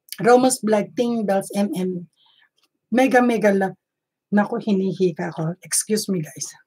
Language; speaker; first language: Filipino; native; Filipino